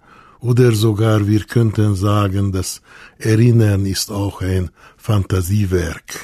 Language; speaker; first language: German; non-native, fluent; Hungarian